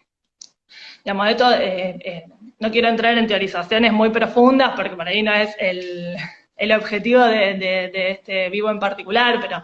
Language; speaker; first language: Spanish; native; Spanish